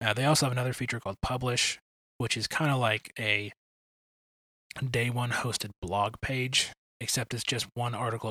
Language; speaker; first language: English; native; English